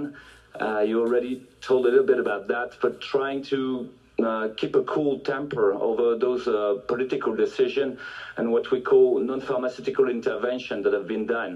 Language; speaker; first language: English; non-native, fluent; French